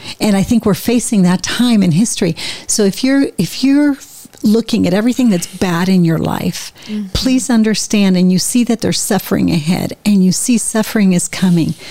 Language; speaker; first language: English; native; English